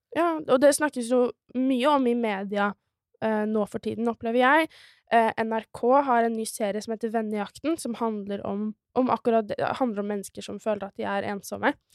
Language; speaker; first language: Norwegian; native; Norwegian